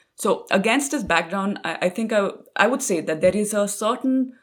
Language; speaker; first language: English; non-native, local second language; Punjabi